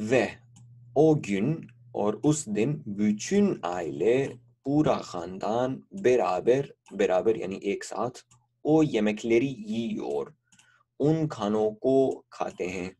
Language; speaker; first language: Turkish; non-native, fluent; Urdu